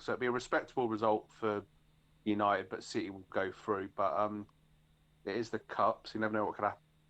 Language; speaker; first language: English; native; English